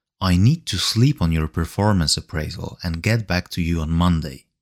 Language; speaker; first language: English; non-native, fluent; Polish